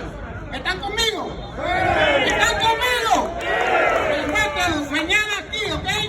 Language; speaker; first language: Spanish; native; Spanish